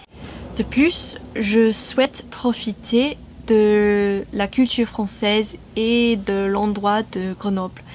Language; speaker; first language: French; non-native, fluent; English